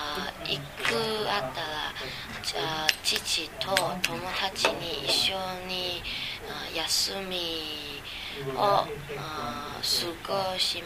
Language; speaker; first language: Japanese; non-native, learner; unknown